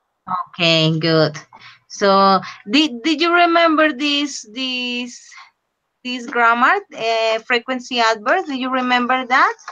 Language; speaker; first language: English; non-native, fluent; Spanish